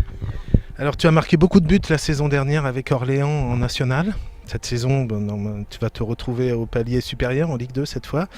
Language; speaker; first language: French; native; French